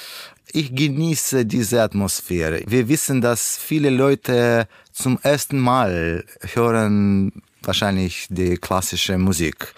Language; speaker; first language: German; non-native, learner; Russian